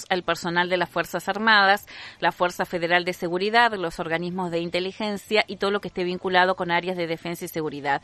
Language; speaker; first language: Spanish; native; Spanish